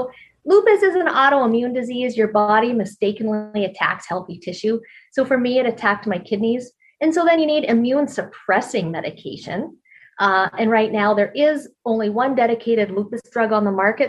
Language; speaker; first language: English; native; English